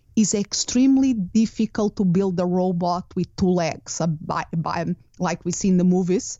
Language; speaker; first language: English; non-native, fluent; Portuguese